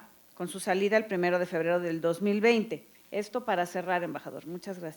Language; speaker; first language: Spanish; native; Spanish